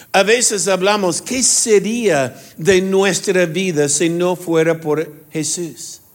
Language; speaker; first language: Spanish; non-native, fluent; English